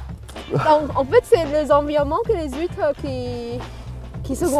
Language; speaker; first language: French; non-native, fluent; Chinese